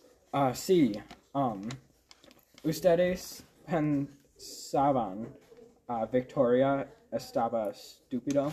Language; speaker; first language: Spanish; non-native, learner; English